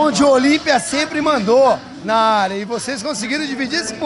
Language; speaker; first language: Portuguese; native; Portuguese